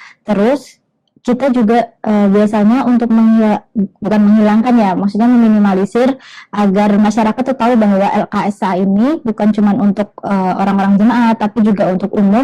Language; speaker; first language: Indonesian; native; Indonesian